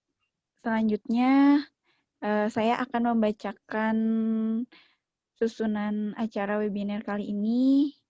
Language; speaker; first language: Indonesian; native; Indonesian